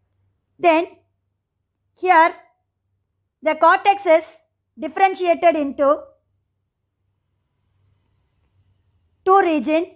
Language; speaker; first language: English; non-native, local second language; Tamil